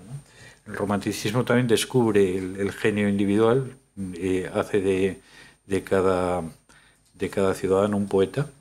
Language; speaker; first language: Spanish; native; Spanish